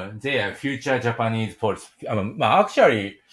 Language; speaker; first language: English; non-native, learner; Japanese